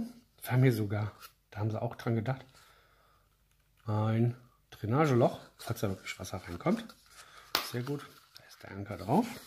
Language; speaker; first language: German; native; German